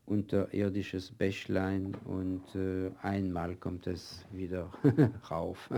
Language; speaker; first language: German; non-native, fluent; French